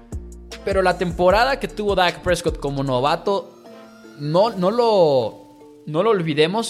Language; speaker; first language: Spanish; native; Spanish